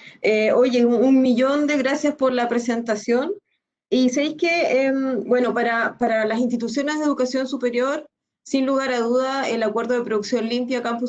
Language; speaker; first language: Spanish; native; Spanish